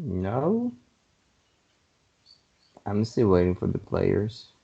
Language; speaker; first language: English; non-native, fluent; Spanish